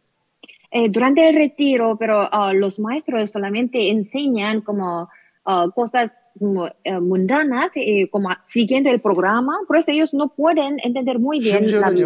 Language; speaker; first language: Spanish; non-native, learner; Korean